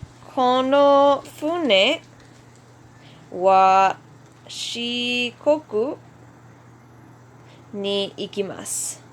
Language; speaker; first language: Japanese; non-native, fluent; English